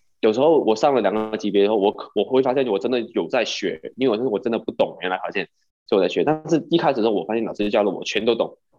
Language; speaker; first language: Chinese; non-native, local second language; Cantonese